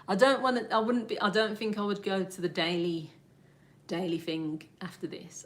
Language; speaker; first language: English; native; English